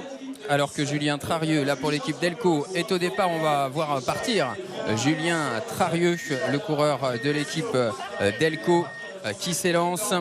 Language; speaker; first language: French; native; French